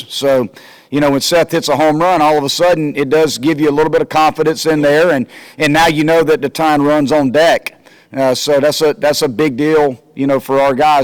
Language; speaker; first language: English; native; English